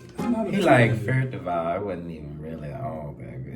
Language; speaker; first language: English; native; English